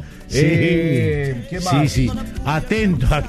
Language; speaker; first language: Spanish; native; Spanish